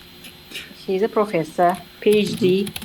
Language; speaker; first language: English; non-native, learner; Kazakh